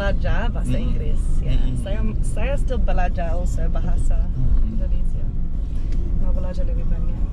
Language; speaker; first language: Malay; non-native, learner; English